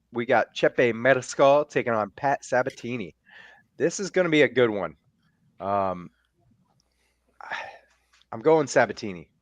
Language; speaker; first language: English; native; English